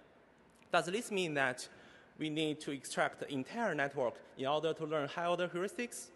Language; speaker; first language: English; non-native, fluent; Chinese